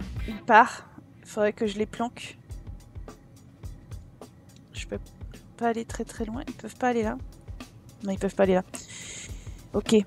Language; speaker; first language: French; native; French